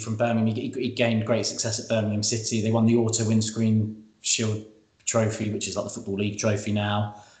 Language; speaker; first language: English; native; English